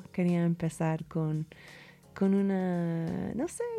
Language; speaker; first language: Spanish; non-native, fluent; English